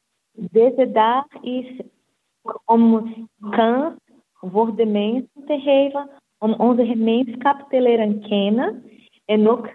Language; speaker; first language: Dutch; non-native, fluent; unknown